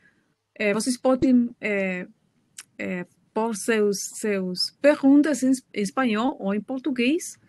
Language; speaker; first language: Portuguese; non-native, learner; Spanish